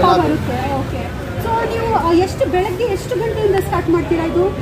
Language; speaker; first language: Kannada; non-native, local second language; Hindi